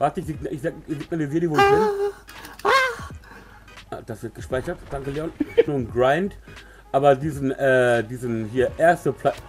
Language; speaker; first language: German; native; German